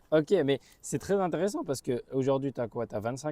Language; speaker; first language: French; native; French